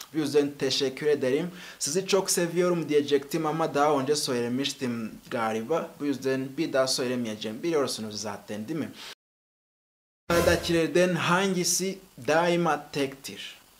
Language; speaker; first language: Turkish; native; Turkish